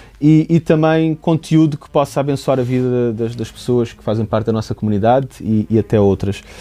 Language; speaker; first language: Portuguese; native; Portuguese